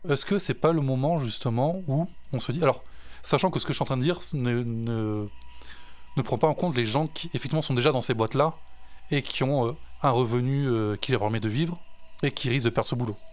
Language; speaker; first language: French; native; French